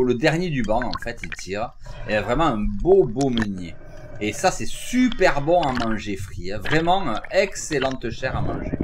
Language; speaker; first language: French; native; French